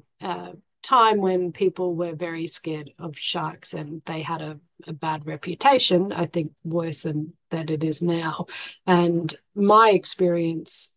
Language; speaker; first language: English; native; English